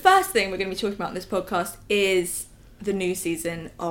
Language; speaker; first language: English; native; English